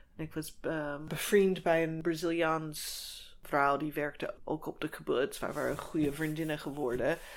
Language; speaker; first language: Dutch; non-native, fluent; English